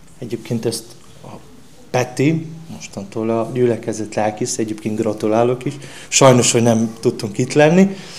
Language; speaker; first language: Hungarian; non-native, fluent; Slovenian